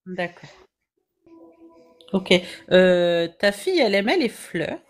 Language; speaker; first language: French; native; French